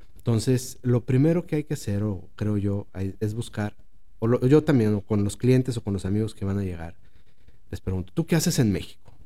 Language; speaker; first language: Spanish; native; Spanish